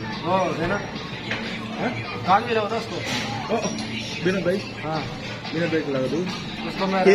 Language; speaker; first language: Hindi; non-native, learner; Bangla